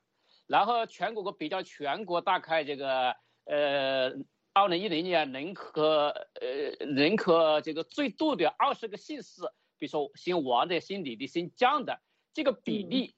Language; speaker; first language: Chinese; native; Chinese